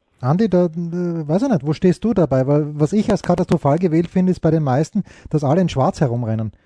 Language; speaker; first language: German; native; German